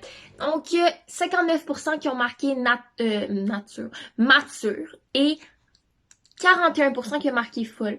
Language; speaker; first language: French; native; French